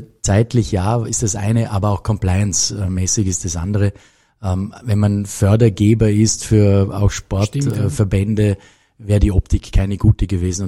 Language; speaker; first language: German; native; German